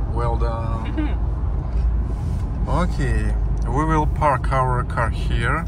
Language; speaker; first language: English; non-native, learner; Russian